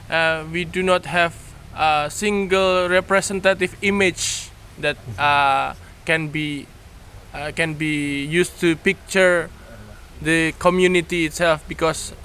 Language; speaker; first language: English; non-native, fluent; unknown